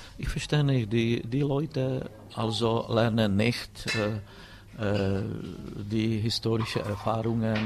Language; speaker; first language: German; non-native, fluent; Czech